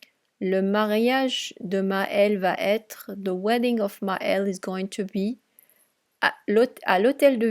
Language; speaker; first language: French; non-native, fluent; English